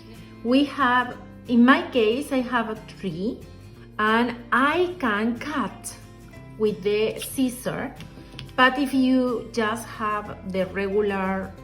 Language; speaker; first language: English; non-native, learner; Spanish